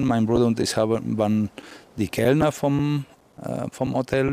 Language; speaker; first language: German; non-native, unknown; Catalan